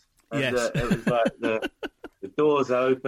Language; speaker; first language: English; native; English